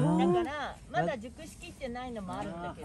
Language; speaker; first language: Japanese; native; Japanese